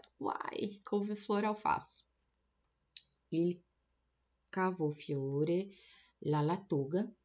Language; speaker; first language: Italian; non-native, learner; Portuguese